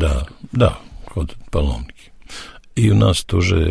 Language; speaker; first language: Russian; non-native, learner; Serbian